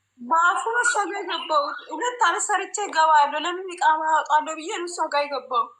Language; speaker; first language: Amharic; non-native, local second language; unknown